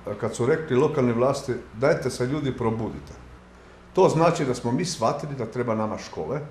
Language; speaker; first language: Bosnian; non-native, local second language; Romanian